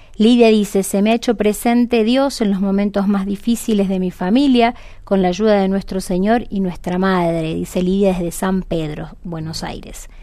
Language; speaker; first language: Spanish; native; Spanish